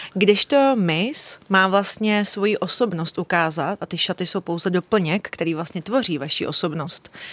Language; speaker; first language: Czech; early bilingual, other home language; Russian